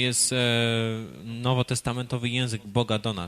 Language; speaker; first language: Polish; native; Polish